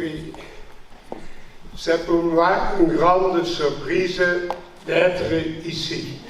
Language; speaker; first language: French; non-native, learner; Dutch